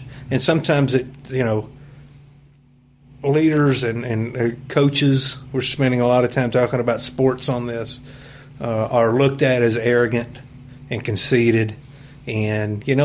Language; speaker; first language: English; native; English